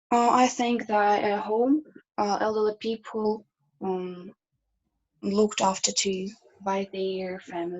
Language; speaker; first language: English; non-native, learner; Russian